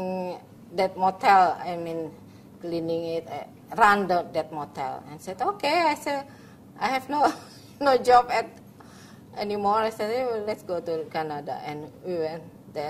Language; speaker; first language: English; non-native, learner; Indonesian